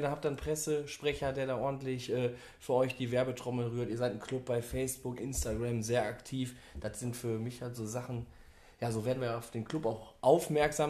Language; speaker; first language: German; native; German